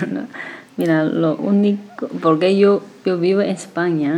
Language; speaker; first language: Spanish; non-native, learner; Chinese